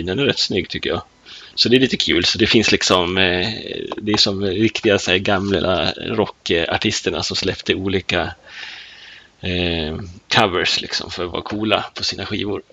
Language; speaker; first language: Swedish; native; Swedish